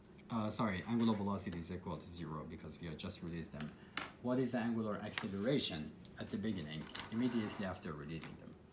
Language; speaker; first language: English; non-native, fluent; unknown